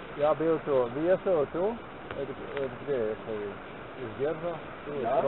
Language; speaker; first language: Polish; non-native, learner; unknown